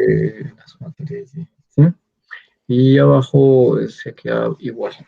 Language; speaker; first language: Spanish; native; Spanish